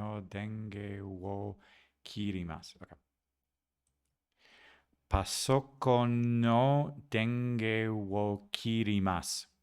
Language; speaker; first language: Japanese; non-native, learner; English